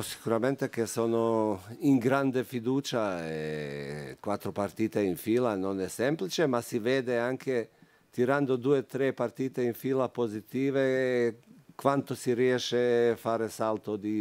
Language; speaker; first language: Italian; non-native, fluent; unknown